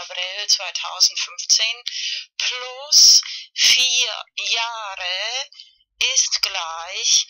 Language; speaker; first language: German; non-native, fluent; Spanish